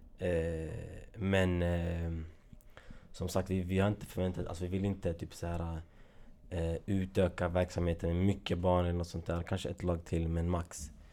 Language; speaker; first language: Swedish; early bilingual, other home language; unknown